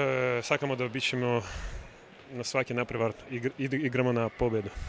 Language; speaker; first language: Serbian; non-native, learner; Russian